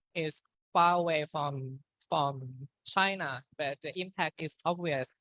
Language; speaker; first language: English; non-native, fluent; Thai